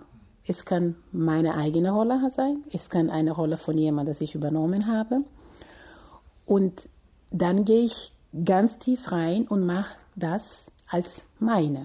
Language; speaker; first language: German; non-native, fluent; Portuguese